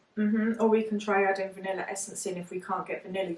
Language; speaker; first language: English; native; English